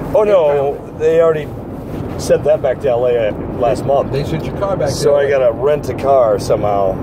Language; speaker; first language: English; native; English